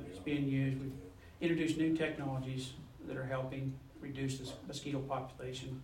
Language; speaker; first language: English; native; English